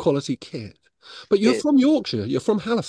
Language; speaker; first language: English; native; English